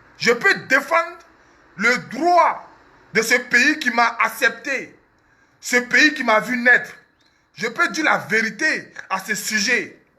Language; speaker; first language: French; early bilingual, other home language; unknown